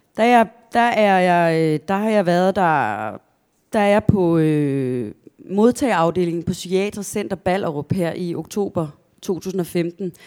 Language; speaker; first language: Danish; native; Danish